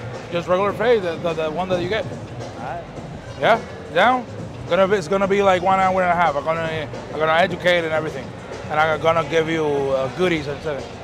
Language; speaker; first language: English; non-native, fluent; Spanish